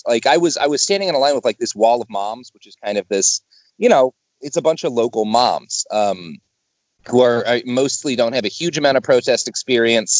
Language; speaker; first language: English; native; English